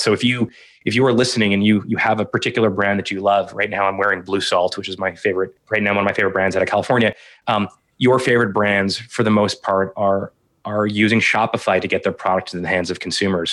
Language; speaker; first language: English; native; English